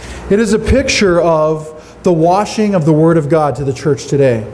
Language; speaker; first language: English; native; English